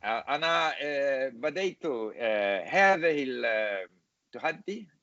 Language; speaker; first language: Arabic; non-native, learner; English